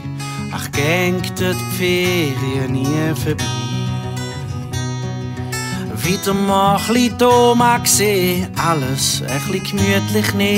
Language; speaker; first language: German; native; German